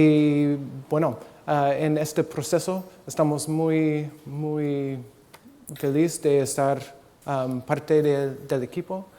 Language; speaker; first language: Spanish; non-native, fluent; English